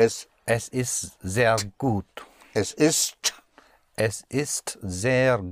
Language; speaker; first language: German; non-native, learner; English